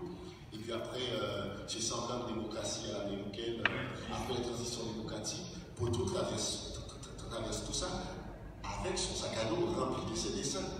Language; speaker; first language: French; non-native, local second language; Haitian Creole